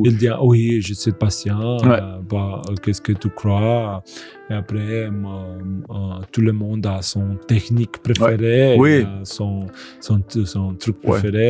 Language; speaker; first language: French; non-native, fluent; Romanian